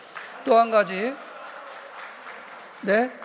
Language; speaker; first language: Korean; native; Korean